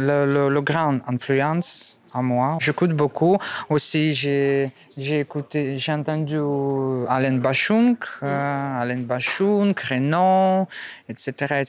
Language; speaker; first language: French; non-native, learner; Russian